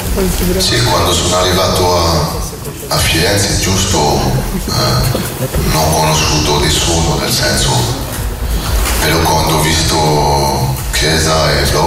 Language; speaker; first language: Italian; non-native, learner; French